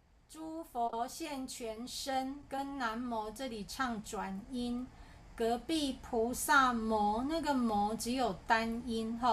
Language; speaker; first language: Chinese; native; Chinese